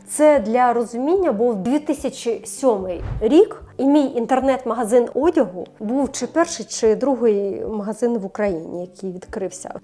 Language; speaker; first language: Ukrainian; non-native, local second language; Russian